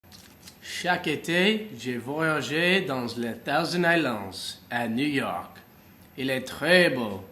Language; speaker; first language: French; non-native, learner; English